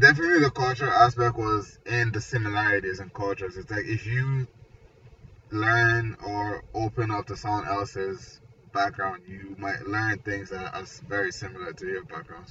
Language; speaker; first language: English; non-native, local second language; Igbo